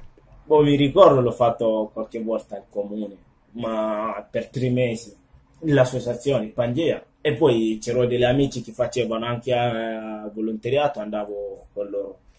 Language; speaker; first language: Italian; non-native, learner; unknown